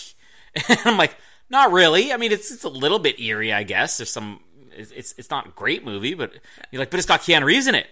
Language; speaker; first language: English; native; English